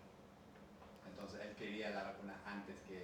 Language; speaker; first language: Spanish; early bilingual, heritage; English